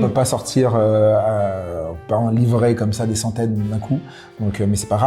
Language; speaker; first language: French; native; French